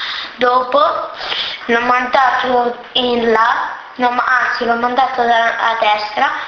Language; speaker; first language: Italian; early bilingual, other home language; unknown